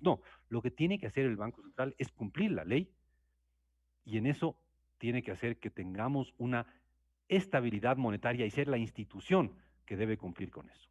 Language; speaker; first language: Spanish; native; Spanish